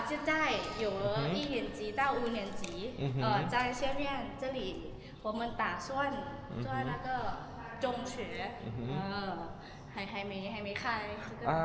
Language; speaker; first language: Chinese; non-native, fluent; Lao